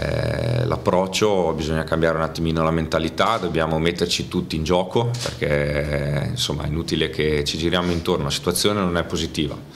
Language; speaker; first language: Italian; native; Italian